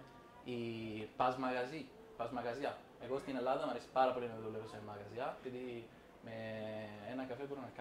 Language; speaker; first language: Greek; non-native, fluent; Italian